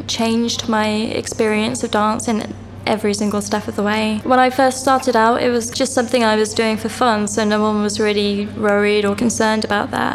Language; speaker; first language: English; native; English